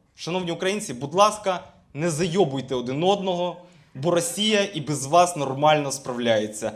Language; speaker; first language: Ukrainian; non-native, local second language; Russian